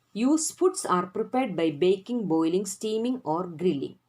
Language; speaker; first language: English; non-native, local second language; Malayalam